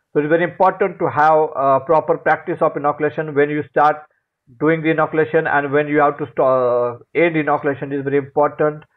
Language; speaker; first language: English; non-native, local second language; Marathi